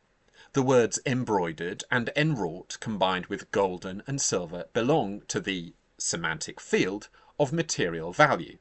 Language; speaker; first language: English; native; English